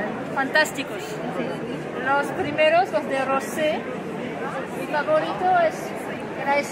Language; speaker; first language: Spanish; non-native, fluent; French